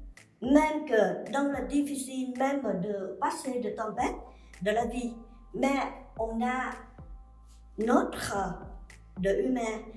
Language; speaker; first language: French; non-native, learner; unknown